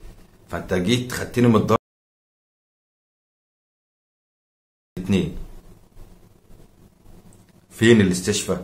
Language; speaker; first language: Arabic; native; Arabic